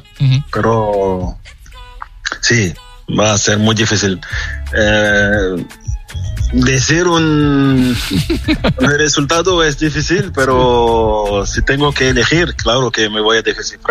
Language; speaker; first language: Spanish; non-native, fluent; French